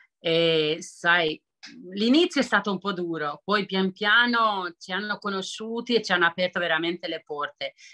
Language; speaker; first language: Italian; non-native, fluent; Albanian